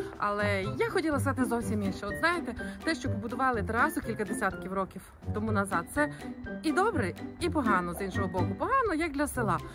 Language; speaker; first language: Ukrainian; native; Ukrainian